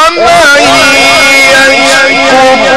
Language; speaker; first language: Arabic; native; Arabic